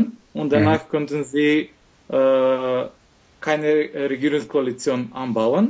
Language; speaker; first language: German; non-native, fluent; Macedonian